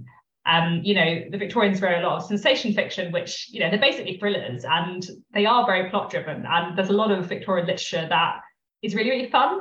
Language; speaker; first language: English; native; English